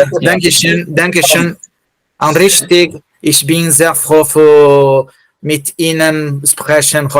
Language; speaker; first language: German; non-native, learner; Portuguese